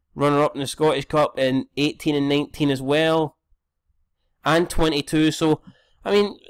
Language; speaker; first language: English; native; English